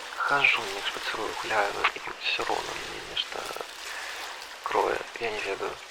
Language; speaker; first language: Belarusian; non-native, local second language; Russian